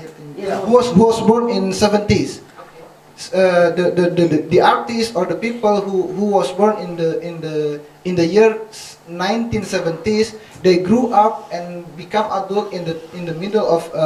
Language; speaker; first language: English; non-native, fluent; Indonesian